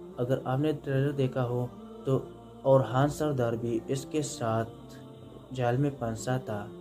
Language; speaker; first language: Urdu; non-native, local second language; Pashto